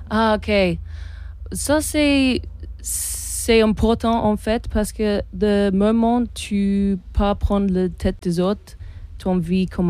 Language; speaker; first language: French; non-native, learner; English